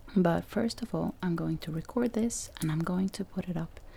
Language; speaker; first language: English; non-native, fluent; Norwegian